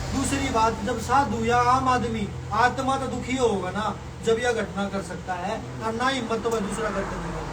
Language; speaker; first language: Hindi; native; Hindi